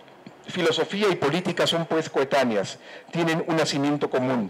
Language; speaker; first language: Spanish; native; Spanish